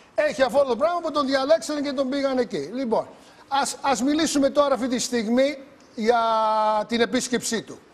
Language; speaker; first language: Greek; early bilingual, heritage; Greek